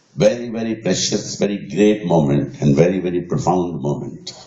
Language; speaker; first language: English; non-native, local second language; Punjabi